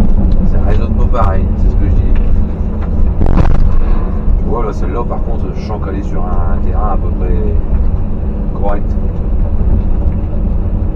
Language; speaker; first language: French; native; French